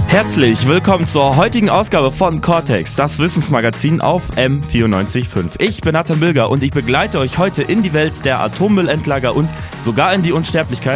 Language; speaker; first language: German; native; German